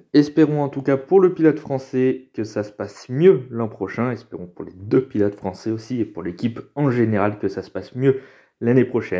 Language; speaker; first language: French; native; French